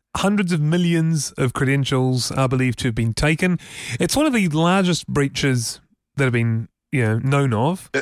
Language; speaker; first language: English; native; English